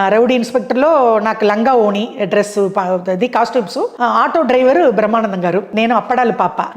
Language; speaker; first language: Telugu; non-native, local second language; Tamil